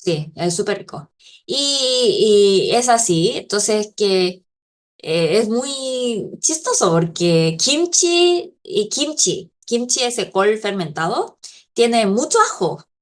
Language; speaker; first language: Spanish; non-native, fluent; Korean